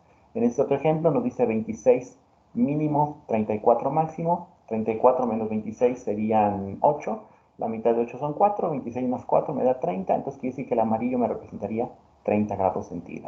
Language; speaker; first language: Spanish; native; Spanish